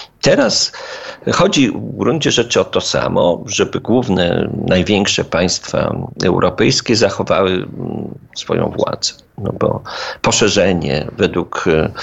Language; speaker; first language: Polish; native; Polish